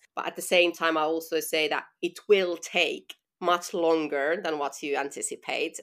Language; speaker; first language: English; non-native, fluent; Finnish